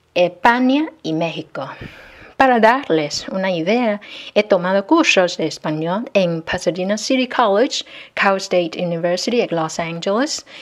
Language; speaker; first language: Spanish; non-native, fluent; Chinese